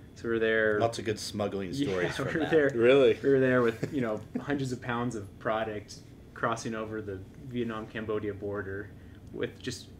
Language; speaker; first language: English; native; English